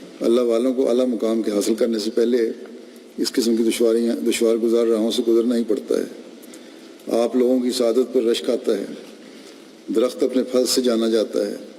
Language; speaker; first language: Urdu; native; Urdu